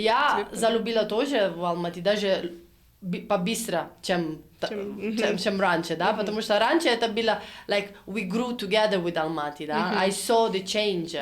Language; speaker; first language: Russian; non-native, learner; Italian